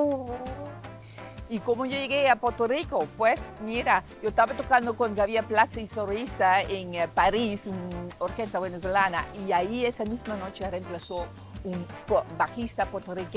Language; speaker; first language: Spanish; non-native, fluent; Dutch